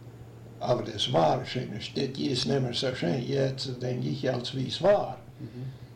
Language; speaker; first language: German; early bilingual, heritage; German